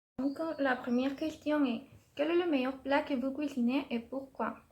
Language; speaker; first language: French; non-native, learner; Spanish